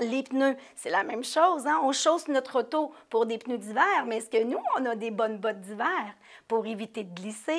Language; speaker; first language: French; native; French